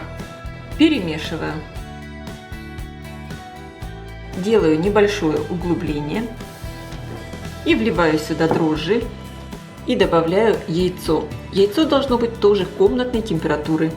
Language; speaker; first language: Russian; native; Russian